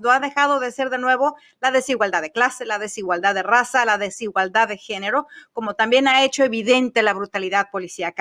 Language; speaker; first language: Spanish; native; Spanish